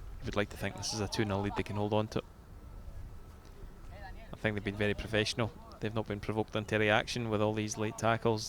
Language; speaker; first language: English; native; English